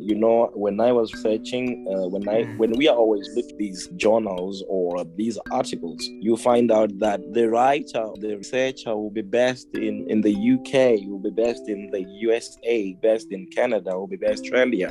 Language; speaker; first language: English; non-native, local second language; Shona